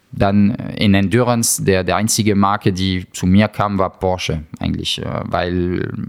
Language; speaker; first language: German; non-native, fluent; French